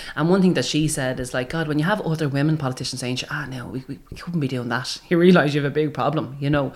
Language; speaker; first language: English; native; English